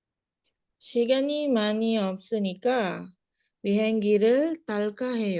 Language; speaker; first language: Korean; non-native, learner; Malay